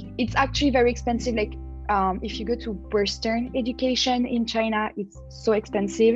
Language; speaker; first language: English; non-native, fluent; French